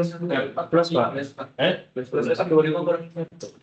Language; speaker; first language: Indonesian; native; Indonesian